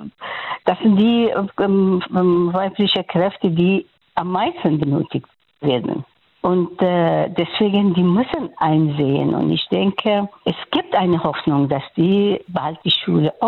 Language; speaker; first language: German; non-native, fluent; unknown